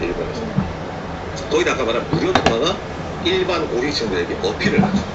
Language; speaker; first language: Korean; native; Korean